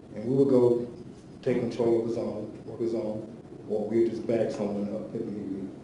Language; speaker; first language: English; native; English